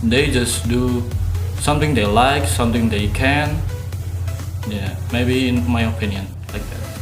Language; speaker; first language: English; non-native, learner; Indonesian